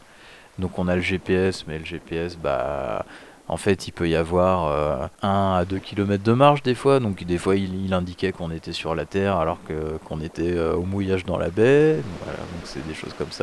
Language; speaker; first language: French; native; French